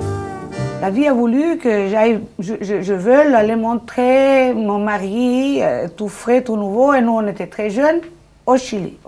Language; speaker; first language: French; non-native, fluent; Spanish